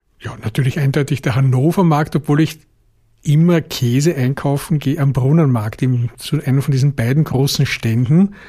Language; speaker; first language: German; native; German